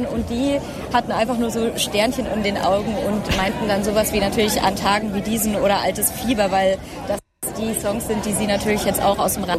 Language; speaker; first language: German; native; German